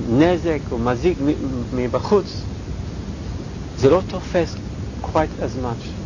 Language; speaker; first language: Hebrew; non-native, fluent; English